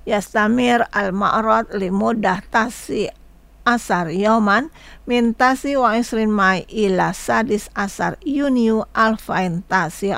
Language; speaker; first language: Arabic; non-native, fluent; Indonesian